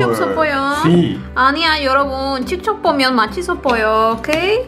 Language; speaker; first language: Korean; non-native, learner; Spanish